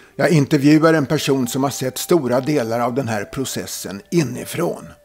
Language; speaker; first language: Swedish; native; Swedish